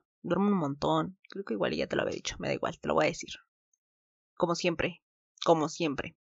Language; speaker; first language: Spanish; native; Spanish